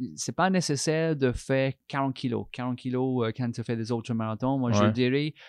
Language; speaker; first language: French; non-native, fluent; English